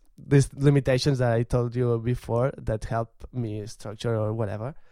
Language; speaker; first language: English; non-native, fluent; Catalan